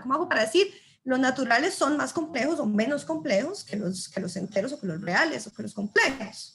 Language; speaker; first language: Spanish; native; Spanish